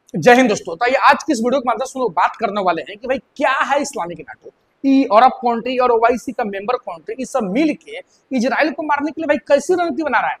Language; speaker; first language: Hindi; native; Hindi